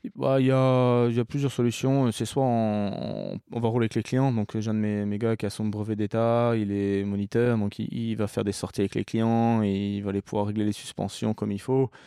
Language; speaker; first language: French; early bilingual, other home language; English